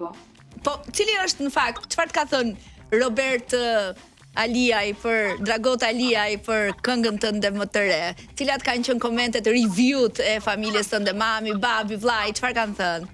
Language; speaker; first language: Albanian; native; Albanian